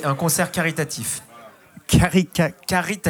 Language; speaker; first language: French; native; French